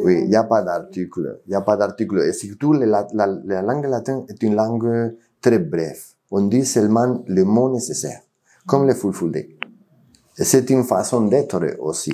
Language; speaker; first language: French; non-native, fluent; Spanish